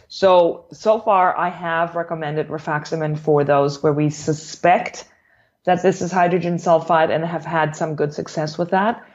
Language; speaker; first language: English; non-native, fluent; German